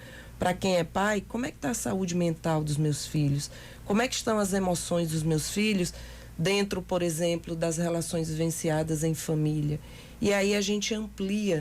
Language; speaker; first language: Portuguese; native; Portuguese